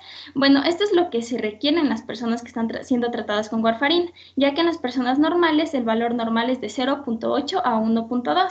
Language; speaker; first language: Spanish; native; Spanish